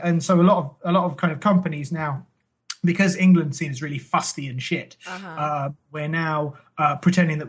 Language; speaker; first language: English; native; English